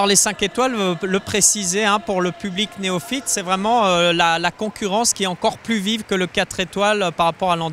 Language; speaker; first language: French; native; French